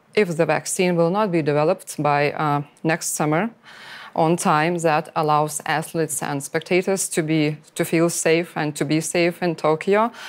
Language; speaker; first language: English; non-native, fluent; Lithuanian